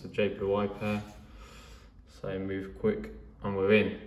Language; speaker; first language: English; native; English